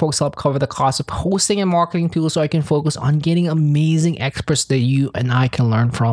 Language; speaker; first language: English; non-native, local second language; Filipino